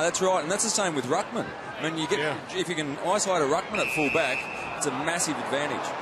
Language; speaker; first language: English; native; English